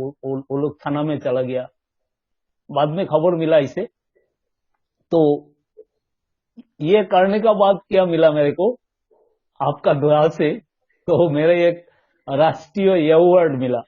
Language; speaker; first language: Hindi; non-native, local second language; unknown